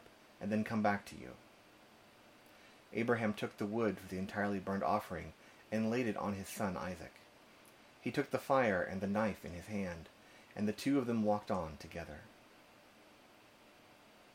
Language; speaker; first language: English; native; English